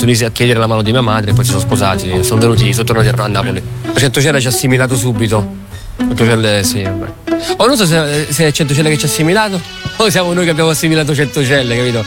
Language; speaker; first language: Italian; early bilingual, other home language; Arabic